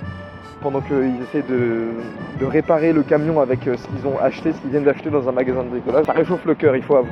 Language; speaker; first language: French; native; French